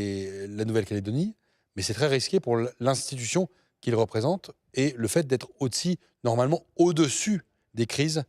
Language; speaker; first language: French; native; French